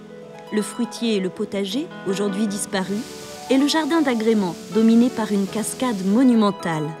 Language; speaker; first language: French; native; French